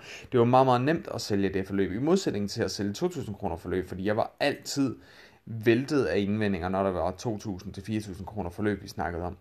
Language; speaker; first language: Danish; native; Danish